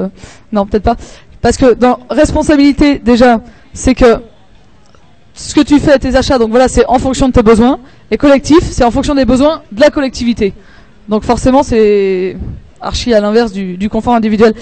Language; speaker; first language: French; native; French